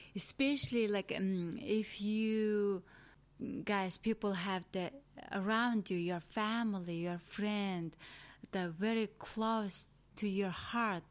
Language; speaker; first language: English; non-native, learner; Mongolian